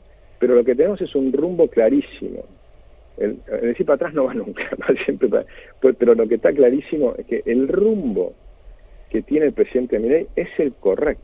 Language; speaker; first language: Spanish; native; Spanish